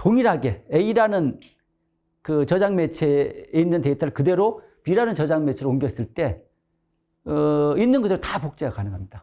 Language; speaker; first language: Korean; native; Korean